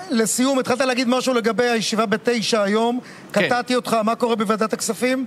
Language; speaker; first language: Hebrew; native; Hebrew